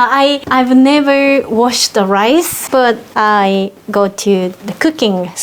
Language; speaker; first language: English; non-native, learner; Japanese